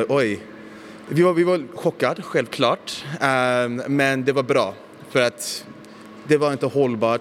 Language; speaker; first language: Swedish; non-native, fluent; English